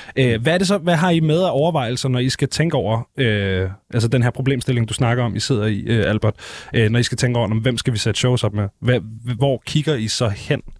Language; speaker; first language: Danish; native; Danish